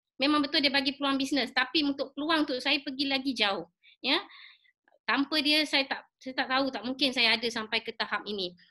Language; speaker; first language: Malay; native; Malay